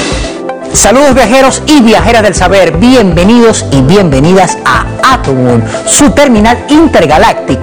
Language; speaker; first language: Spanish; native; Spanish